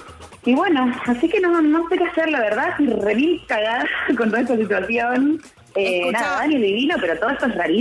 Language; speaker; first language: Spanish; native; Spanish